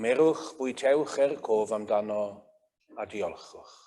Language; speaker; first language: Welsh; native; Welsh